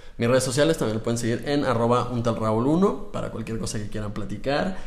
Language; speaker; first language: Spanish; native; Spanish